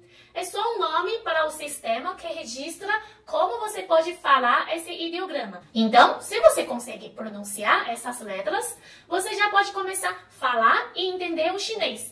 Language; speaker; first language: Portuguese; non-native, fluent; Chinese